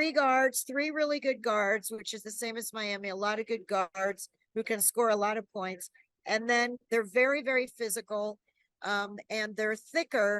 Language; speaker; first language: English; native; English